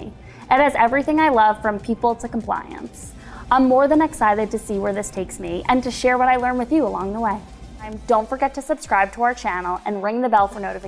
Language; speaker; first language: English; native; English